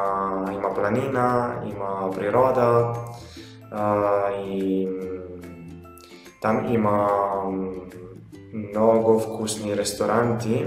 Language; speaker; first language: Bulgarian; non-native, learner; Italian